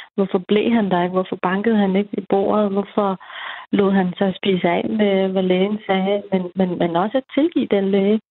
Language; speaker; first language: Danish; native; Danish